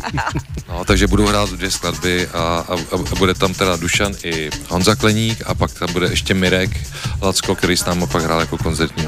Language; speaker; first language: Czech; native; Czech